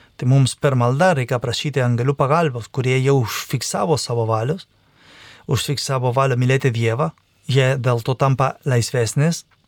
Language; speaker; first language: Lithuanian; non-native, fluent; Spanish